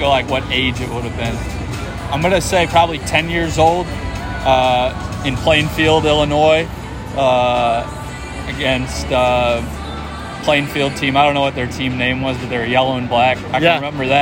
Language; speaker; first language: English; native; English